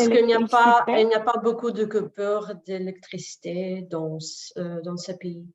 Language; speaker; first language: French; non-native, learner; Russian